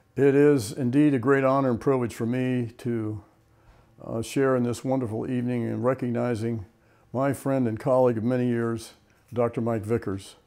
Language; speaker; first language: English; native; English